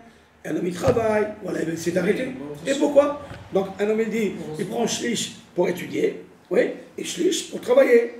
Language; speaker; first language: French; native; French